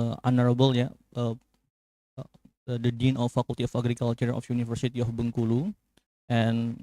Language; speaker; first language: English; non-native, fluent; Indonesian